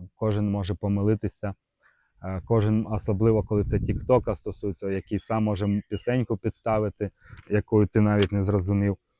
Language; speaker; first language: Ukrainian; non-native, local second language; Russian